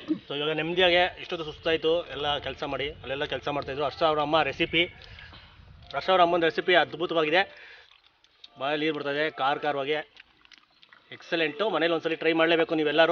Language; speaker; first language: Kannada; native; Kannada